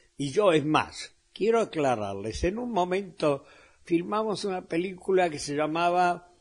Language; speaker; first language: Spanish; native; Spanish